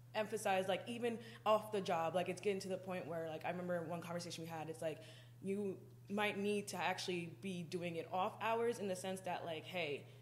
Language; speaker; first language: English; native; English